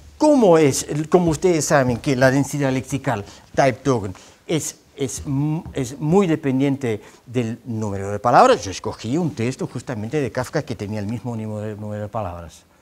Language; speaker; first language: Spanish; non-native, fluent; Dutch